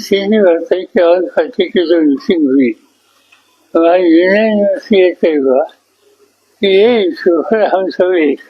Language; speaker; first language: Hindi; non-native, local second language; Marathi